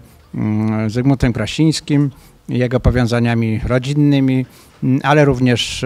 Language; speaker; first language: Polish; native; Polish